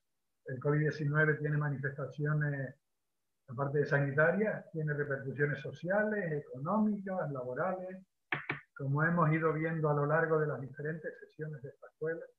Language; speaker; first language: Spanish; native; Spanish